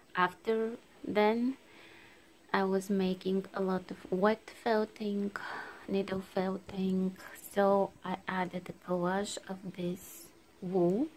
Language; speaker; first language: English; non-native, fluent; Bulgarian